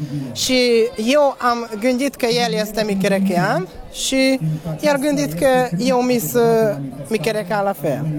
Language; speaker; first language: Romanian; non-native, learner; Hungarian